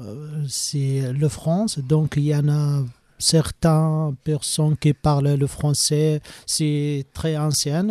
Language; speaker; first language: French; non-native, learner; Arabic